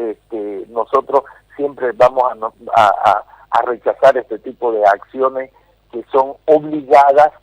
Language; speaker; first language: Spanish; native; Spanish